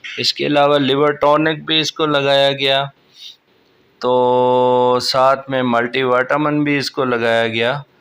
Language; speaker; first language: Urdu; non-native, local second language; Punjabi